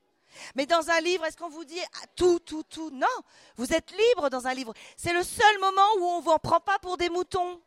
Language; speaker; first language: French; native; French